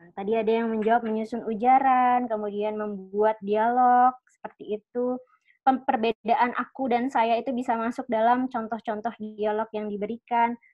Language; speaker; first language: Indonesian; native; Indonesian